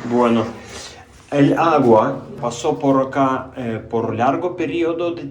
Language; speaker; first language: Spanish; non-native, fluent; Russian